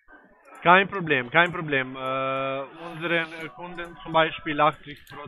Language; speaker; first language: German; non-native, learner; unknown